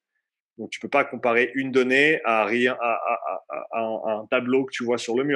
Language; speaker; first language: French; native; French